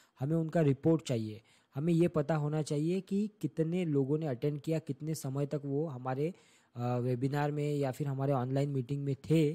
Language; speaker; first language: Hindi; non-native, local second language; Marathi